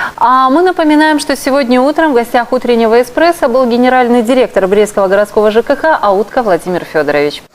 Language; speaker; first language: Russian; native; Russian